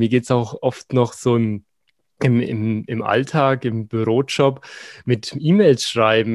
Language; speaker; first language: German; native; German